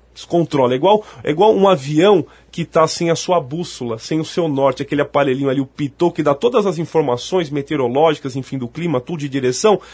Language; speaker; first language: Portuguese; native; Portuguese